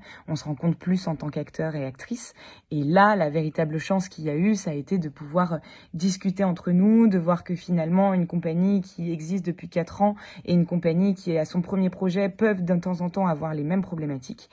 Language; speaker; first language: French; native; French